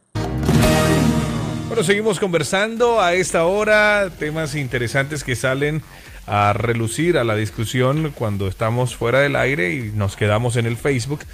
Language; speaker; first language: Spanish; native; Spanish